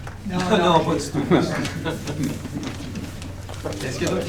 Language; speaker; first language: French; native; French